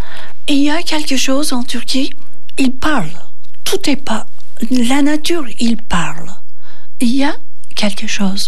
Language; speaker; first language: French; non-native, fluent; Turkish